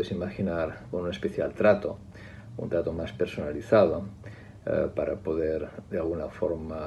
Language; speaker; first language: Spanish; native; Spanish